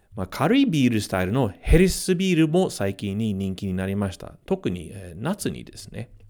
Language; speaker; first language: Japanese; non-native, fluent; English